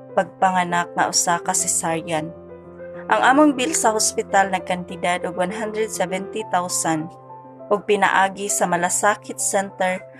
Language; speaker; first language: Cebuano; native; Cebuano